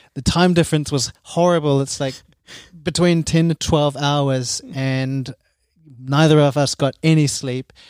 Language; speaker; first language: English; native; English